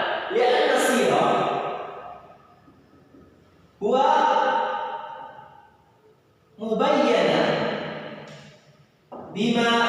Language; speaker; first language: Arabic; non-native, fluent; Indonesian